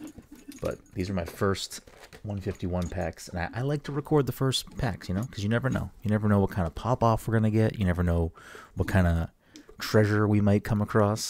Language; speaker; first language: English; native; English